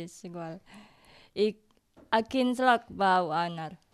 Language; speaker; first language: Catalan; non-native, learner; Indonesian